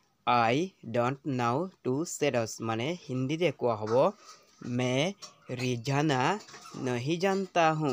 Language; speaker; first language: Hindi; non-native, local second language; Assamese